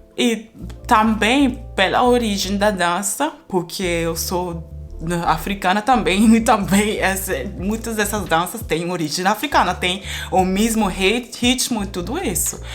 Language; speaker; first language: Portuguese; non-native, fluent; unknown